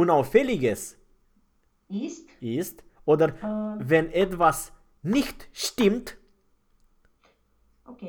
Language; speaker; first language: German; non-native, fluent; Romanian